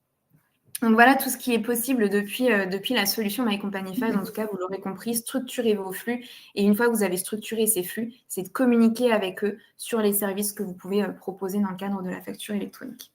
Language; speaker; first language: French; native; French